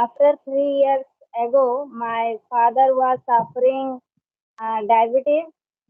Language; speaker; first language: English; non-native, learner; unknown